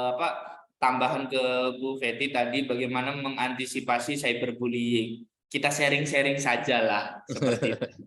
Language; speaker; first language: Indonesian; native; Indonesian